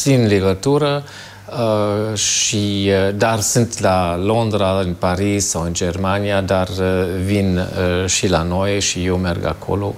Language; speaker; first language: Romanian; non-native, fluent; German